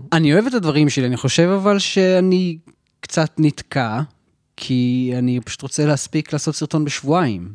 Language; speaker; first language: Hebrew; native; Hebrew